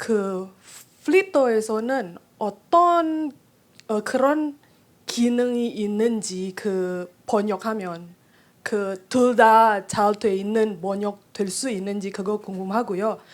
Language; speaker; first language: Korean; non-native, fluent; Indonesian